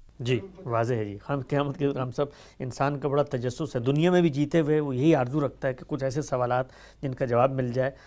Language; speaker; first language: Urdu; native; Urdu